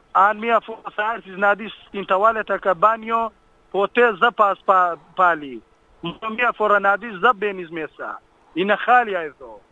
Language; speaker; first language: Greek; non-native, learner; Kurdish